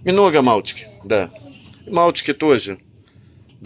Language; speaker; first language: Russian; non-native, learner; Portuguese